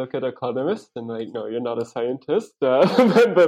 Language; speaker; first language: English; native; English